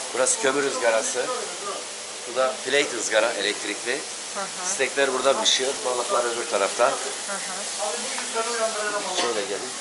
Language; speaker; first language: Turkish; native; Turkish